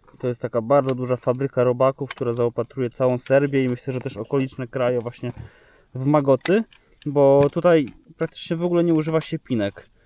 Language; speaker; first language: Polish; native; Polish